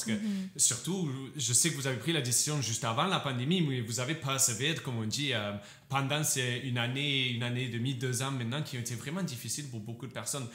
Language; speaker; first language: French; native; French